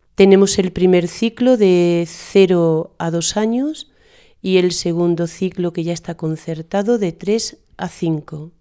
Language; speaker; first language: Spanish; native; Spanish